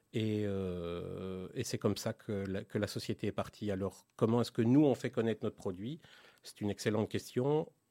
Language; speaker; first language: French; native; French